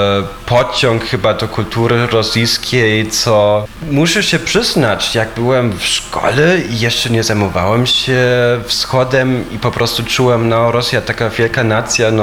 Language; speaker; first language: Polish; non-native, fluent; German